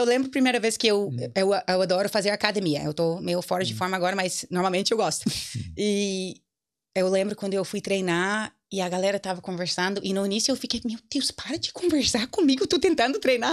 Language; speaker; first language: Portuguese; non-native, fluent; English